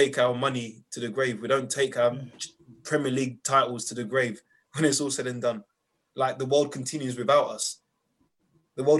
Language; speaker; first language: English; native; English